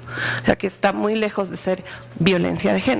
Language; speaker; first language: Spanish; native; Spanish